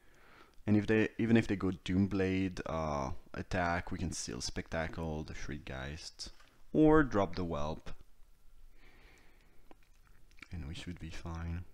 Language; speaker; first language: English; non-native, fluent; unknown